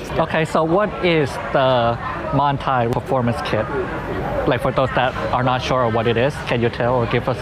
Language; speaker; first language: English; non-native, fluent; Thai